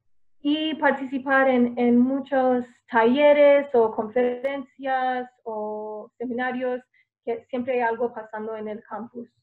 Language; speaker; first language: Spanish; non-native, fluent; English